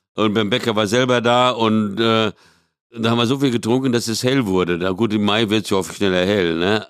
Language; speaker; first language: German; early bilingual, other home language; Portuguese